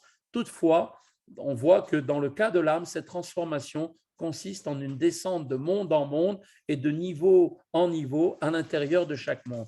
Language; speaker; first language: French; native; French